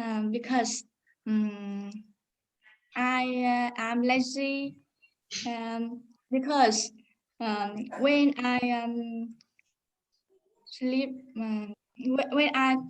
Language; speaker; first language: English; non-native, learner; Vietnamese